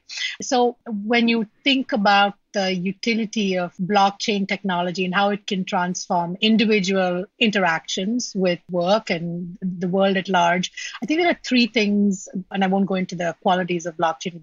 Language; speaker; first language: English; non-native, local second language; Malayalam